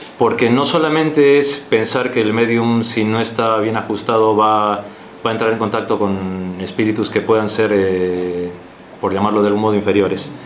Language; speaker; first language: Spanish; native; Spanish